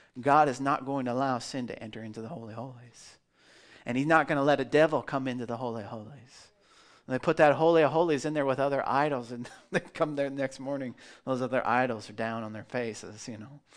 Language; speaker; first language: English; native; English